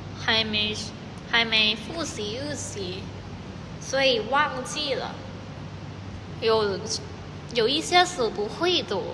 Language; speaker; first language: Chinese; non-native, learner; Thai